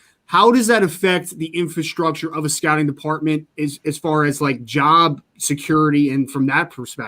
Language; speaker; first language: English; native; English